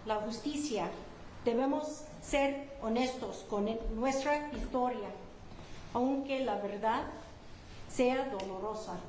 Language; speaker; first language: Spanish; early bilingual, heritage; Spanish